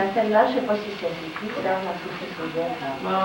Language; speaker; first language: French; early bilingual, other home language; Spanish